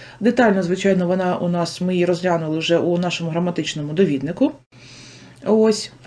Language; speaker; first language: Ukrainian; native; Ukrainian